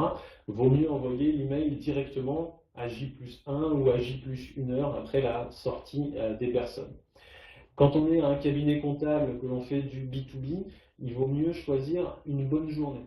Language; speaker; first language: French; native; French